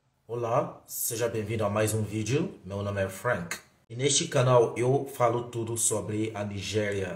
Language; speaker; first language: Portuguese; non-native, fluent; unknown